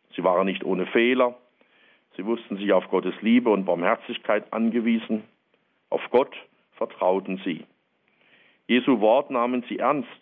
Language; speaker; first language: German; native; German